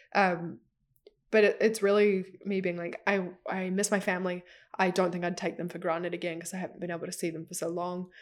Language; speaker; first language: English; native; English